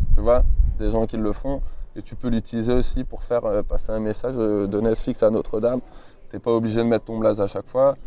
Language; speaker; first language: French; native; French